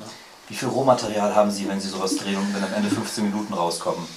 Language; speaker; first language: German; native; German